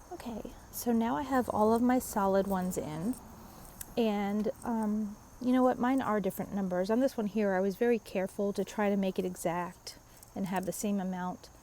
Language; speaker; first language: English; native; English